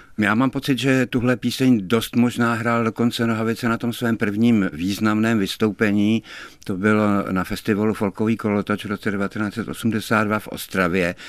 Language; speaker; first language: Czech; native; Czech